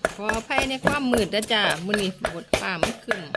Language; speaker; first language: Thai; non-native, local second language; Northeastern Thai